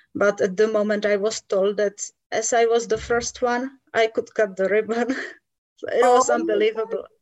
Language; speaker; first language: English; non-native, fluent; Czech